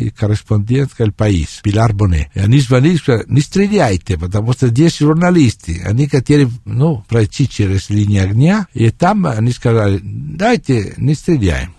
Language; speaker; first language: Russian; non-native, fluent; Italian